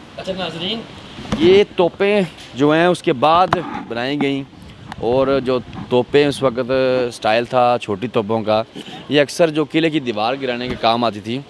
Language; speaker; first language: Urdu; non-native, local second language; Punjabi